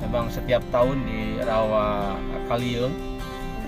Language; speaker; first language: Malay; non-native, local second language; Sundanese